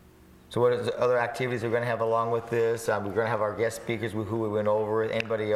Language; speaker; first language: English; native; English